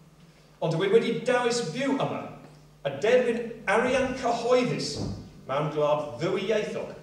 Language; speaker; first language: Welsh; non-native, fluent; English